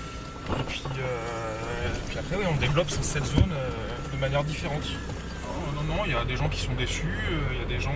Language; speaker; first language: French; native; French